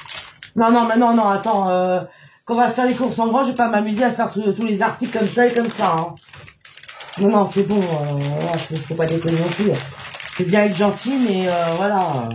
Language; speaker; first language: French; native; French